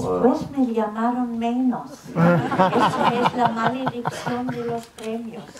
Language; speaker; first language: Spanish; non-native, fluent; German